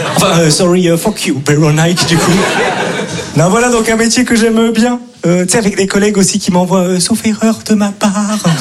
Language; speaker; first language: French; native; French